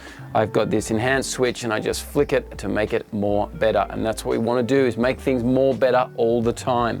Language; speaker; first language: English; native; English